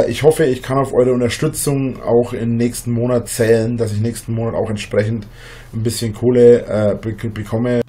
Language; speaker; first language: German; native; German